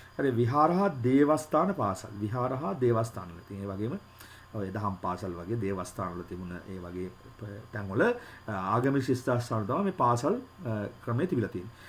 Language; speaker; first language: Sinhala; native; Sinhala